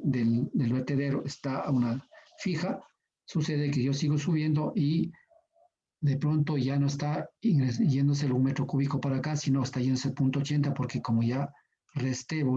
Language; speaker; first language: Spanish; native; Spanish